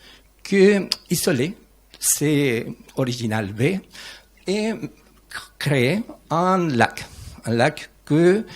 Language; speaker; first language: French; non-native, learner; Spanish